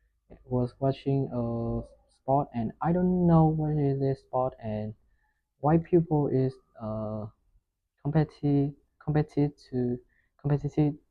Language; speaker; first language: English; non-native, learner; Vietnamese